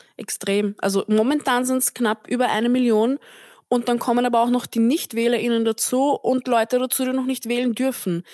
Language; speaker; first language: German; early bilingual, other home language; Turkish